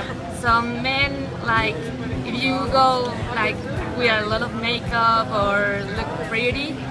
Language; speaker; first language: English; non-native, fluent; Spanish